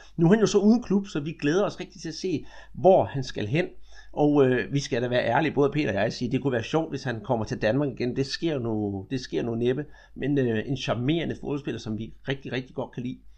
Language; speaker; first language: Danish; native; Danish